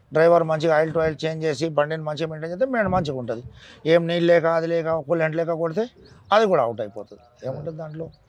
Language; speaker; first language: Telugu; non-native, local second language; Urdu